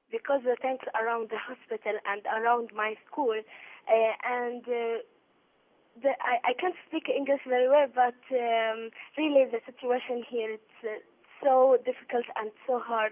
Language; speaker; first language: English; non-native, learner; Arabic